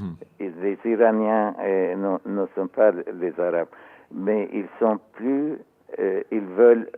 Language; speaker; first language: French; non-native, learner; Persian